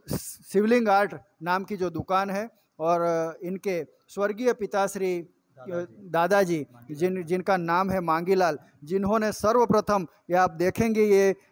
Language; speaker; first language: Hindi; non-native, local second language; Gujarati